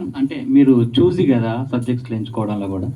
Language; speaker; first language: Telugu; native; Telugu